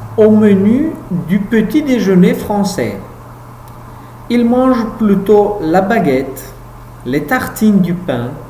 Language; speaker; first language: French; non-native, fluent; Uzbek